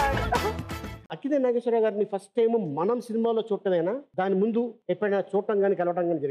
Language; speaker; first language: Telugu; native; Telugu